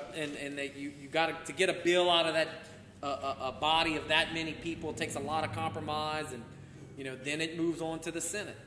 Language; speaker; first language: English; native; English